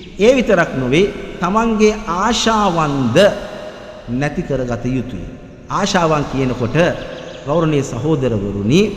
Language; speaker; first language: Sinhala; non-native, local second language; Tamil